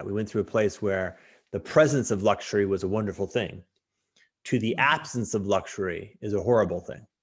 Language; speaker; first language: English; native; English